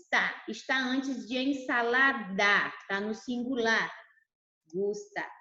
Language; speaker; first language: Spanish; non-native, fluent; Portuguese